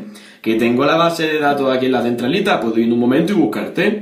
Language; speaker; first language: Spanish; native; Spanish